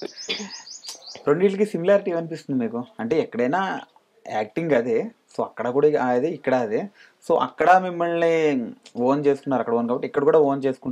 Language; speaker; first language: Telugu; native; Telugu